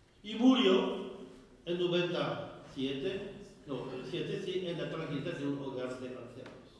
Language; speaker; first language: Spanish; non-native, fluent; French